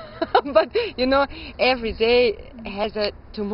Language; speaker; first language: English; non-native, fluent; Hungarian